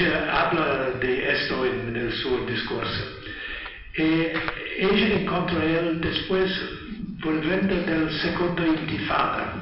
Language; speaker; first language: Spanish; non-native, learner; Italian